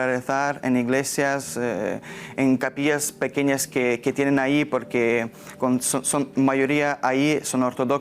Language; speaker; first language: Spanish; non-native, learner; Ukrainian